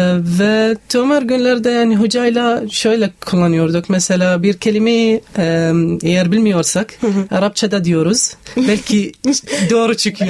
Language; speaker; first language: Turkish; non-native, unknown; Arabic